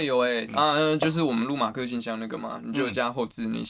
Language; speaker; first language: Chinese; native; Chinese